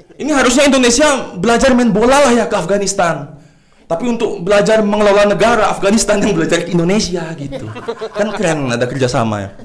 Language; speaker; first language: Indonesian; native; Indonesian